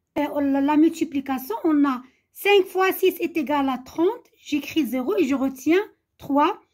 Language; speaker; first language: French; non-native, local second language; Arabic